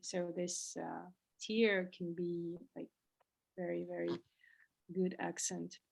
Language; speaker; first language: English; non-native, fluent; Georgian